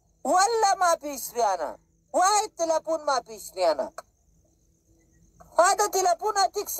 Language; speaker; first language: Arabic; non-native, learner; Pashto